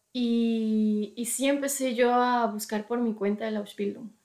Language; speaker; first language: Spanish; native; Spanish